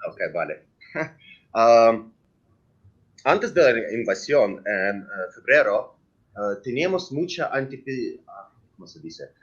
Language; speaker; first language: Spanish; non-native, learner; Ukrainian